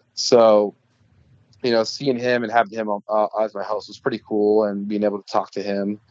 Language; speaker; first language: English; native; English